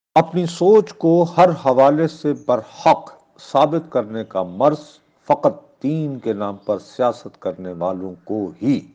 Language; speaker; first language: Urdu; non-native, local second language; Punjabi